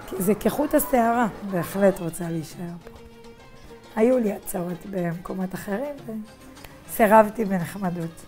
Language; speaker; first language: Hebrew; native; Hebrew